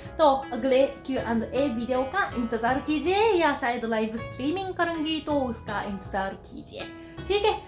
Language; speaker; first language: Hindi; non-native, fluent; Japanese